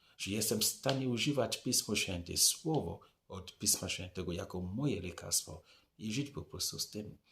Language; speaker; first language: Polish; non-native, fluent; French